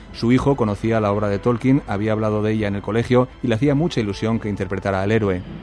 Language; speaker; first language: Spanish; native; Spanish